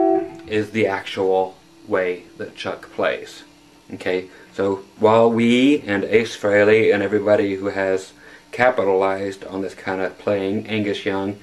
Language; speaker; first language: English; native; English